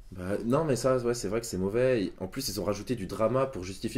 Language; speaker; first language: French; native; French